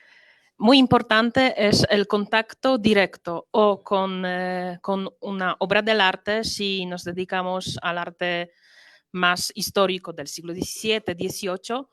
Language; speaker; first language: Spanish; non-native, fluent; Polish